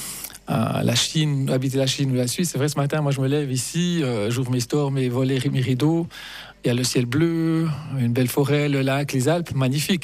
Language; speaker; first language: French; native; French